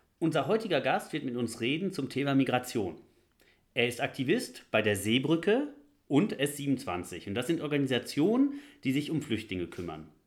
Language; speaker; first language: German; native; German